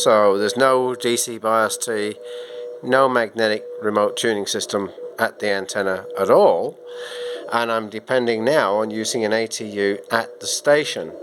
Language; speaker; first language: English; native; English